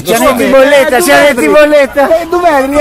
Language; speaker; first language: Italian; native; Italian